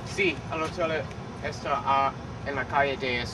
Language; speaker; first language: Spanish; non-native, learner; English